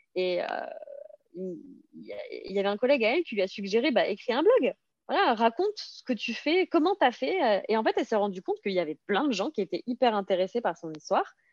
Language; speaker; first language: French; early bilingual, other home language; Serbian